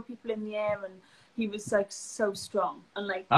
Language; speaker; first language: English; native; English